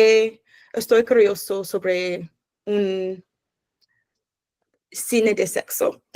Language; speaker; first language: Spanish; non-native, learner; English